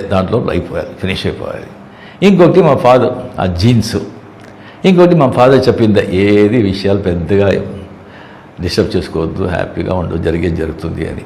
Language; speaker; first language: Telugu; non-native, local second language; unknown